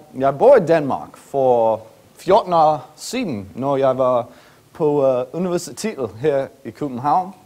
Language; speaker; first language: Danish; non-native, learner; English